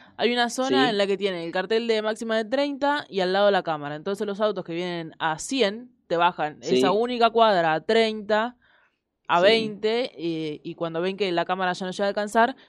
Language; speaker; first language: Spanish; native; Spanish